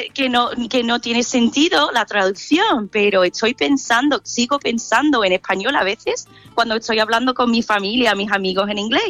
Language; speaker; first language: Spanish; non-native, fluent; English